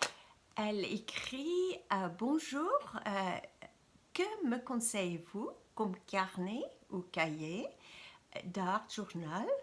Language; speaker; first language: French; non-native, fluent; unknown